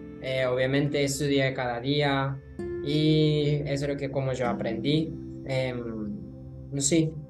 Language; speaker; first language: Spanish; non-native, learner; Japanese